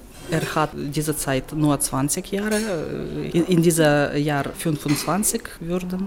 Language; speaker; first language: German; non-native, learner; Ukrainian